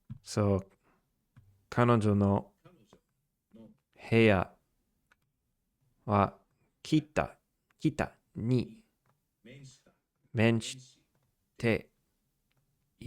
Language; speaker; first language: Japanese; non-native, learner; English